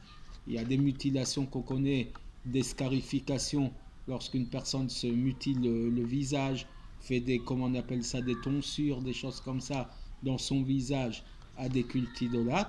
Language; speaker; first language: French; native; French